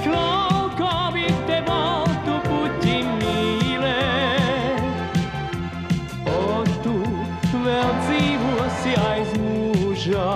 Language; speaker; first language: Latvian; native; Latvian